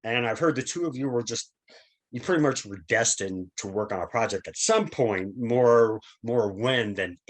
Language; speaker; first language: English; native; English